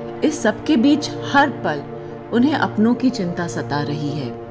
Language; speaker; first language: Hindi; native; Hindi